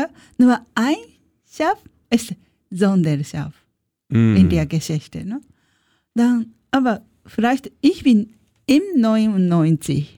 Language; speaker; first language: German; non-native, learner; Japanese